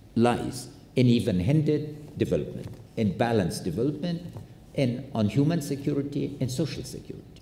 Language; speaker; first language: English; non-native, fluent; Pashto